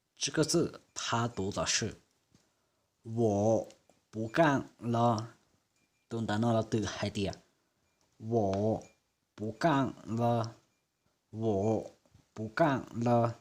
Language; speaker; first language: Chinese; non-native, fluent; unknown